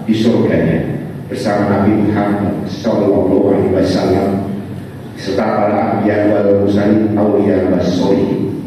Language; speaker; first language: Indonesian; native; Indonesian